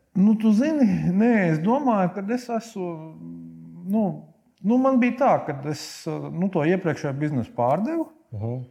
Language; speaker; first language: Latvian; native; Latvian